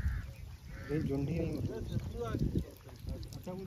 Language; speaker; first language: Hindi; non-native, learner; Bangla